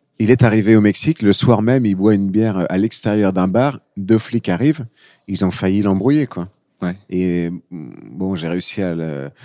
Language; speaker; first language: French; native; French